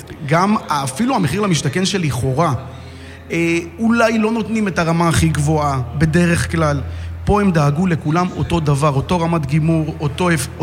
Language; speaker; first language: Hebrew; native; Hebrew